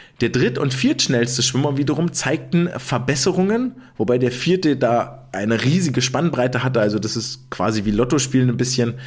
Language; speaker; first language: German; native; German